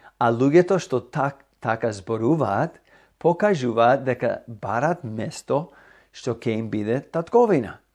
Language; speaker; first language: Macedonian; non-native, fluent; English